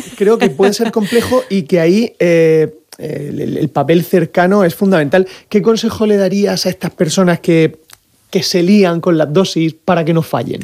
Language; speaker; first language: Spanish; native; Spanish